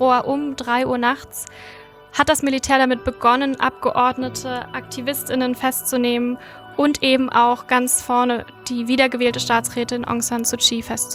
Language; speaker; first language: German; native; German